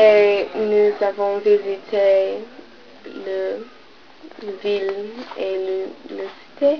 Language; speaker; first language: French; non-native, learner; English